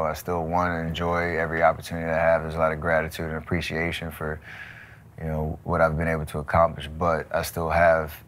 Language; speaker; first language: English; native; English